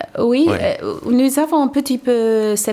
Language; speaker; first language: French; non-native, learner; English